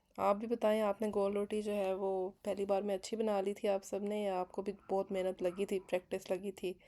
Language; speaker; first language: Urdu; native; Urdu